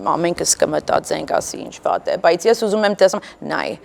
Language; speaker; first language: Armenian; early bilingual, other home language; English